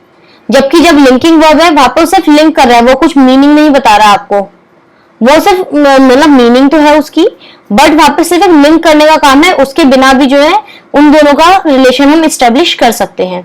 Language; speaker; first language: Hindi; native; Hindi